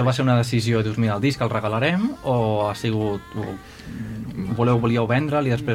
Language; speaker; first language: Catalan; native; Catalan